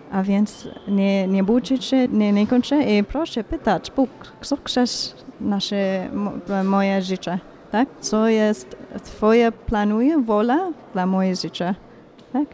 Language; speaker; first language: Polish; non-native, learner; Bulgarian